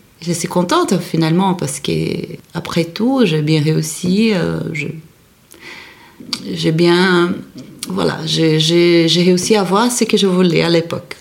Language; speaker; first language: French; non-native, fluent; Portuguese